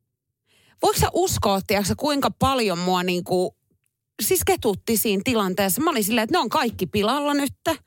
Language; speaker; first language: Finnish; native; Finnish